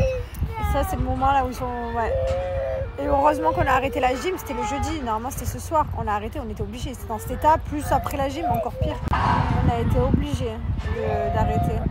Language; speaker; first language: French; native; French